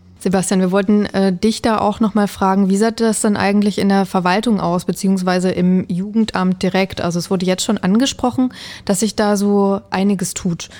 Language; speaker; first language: German; native; German